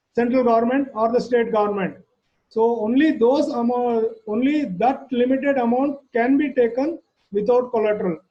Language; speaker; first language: English; non-native, local second language; Kannada